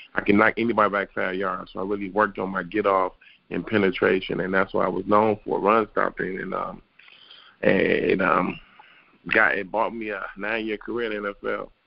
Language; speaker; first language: English; native; English